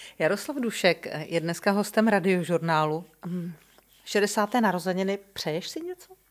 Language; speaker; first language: Czech; native; Czech